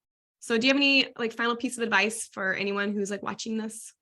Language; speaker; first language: English; native; English